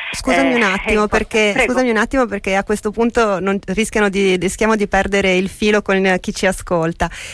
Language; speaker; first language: Italian; native; Italian